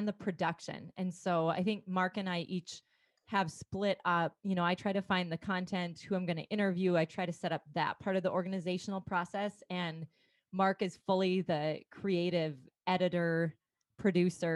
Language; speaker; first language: English; native; English